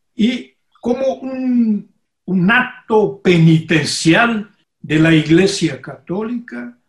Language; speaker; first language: Spanish; non-native, fluent; Portuguese